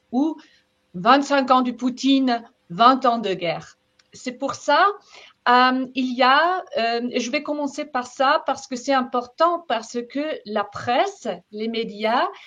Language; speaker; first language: French; non-native, fluent; German